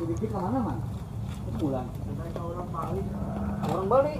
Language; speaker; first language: Indonesian; non-native, local second language; Sundanese